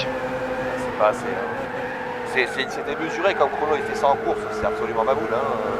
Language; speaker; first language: French; native; French